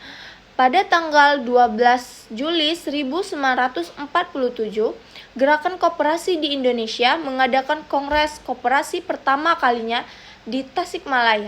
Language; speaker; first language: Indonesian; native; Indonesian